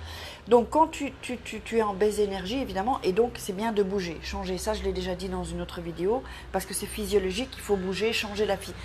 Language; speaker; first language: French; native; French